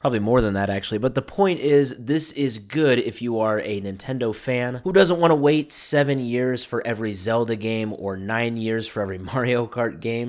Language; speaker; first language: English; native; English